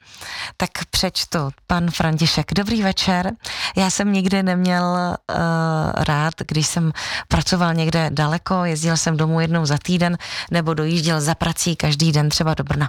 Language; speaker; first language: Czech; native; Czech